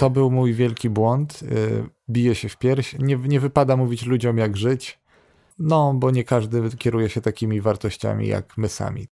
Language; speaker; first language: Polish; native; Polish